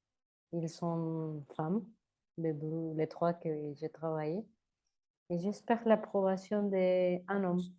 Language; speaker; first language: French; non-native, learner; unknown